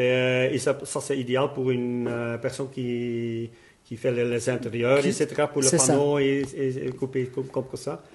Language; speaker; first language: French; non-native, local second language; Dutch